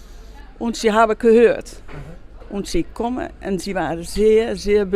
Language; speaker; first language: German; non-native, learner; Dutch